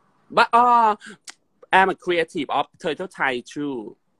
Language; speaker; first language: English; non-native, learner; Thai